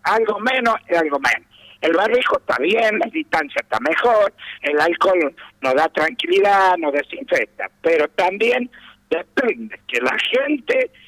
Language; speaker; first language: Spanish; native; Spanish